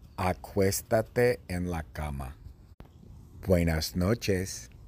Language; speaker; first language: Spanish; non-native, fluent; English